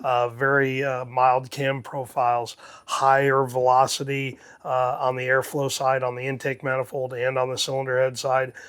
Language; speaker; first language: English; native; English